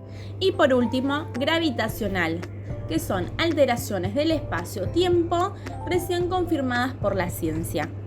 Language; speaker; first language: Spanish; native; Spanish